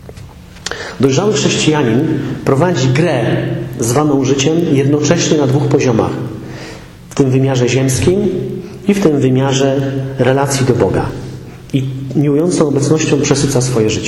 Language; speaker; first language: Polish; native; Polish